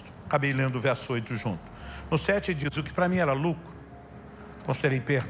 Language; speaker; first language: Portuguese; native; Portuguese